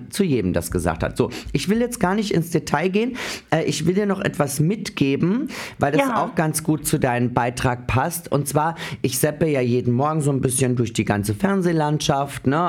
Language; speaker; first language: German; native; German